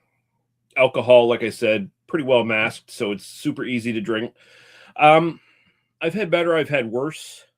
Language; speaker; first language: English; native; English